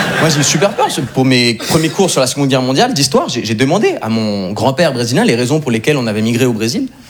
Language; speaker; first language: French; native; French